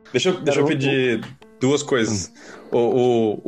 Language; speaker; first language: Portuguese; native; Portuguese